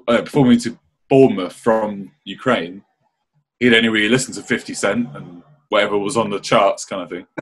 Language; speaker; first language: English; native; English